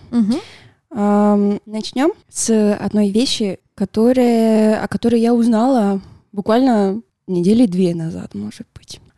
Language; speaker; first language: Russian; non-native, fluent; Spanish